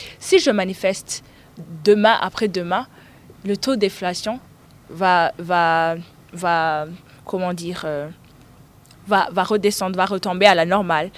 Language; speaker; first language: French; non-native, local second language; Rundi